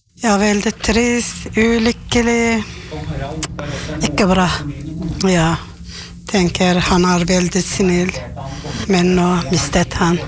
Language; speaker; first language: Norwegian; non-native, learner; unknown